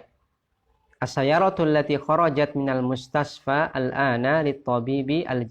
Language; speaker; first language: Arabic; non-native, fluent; Indonesian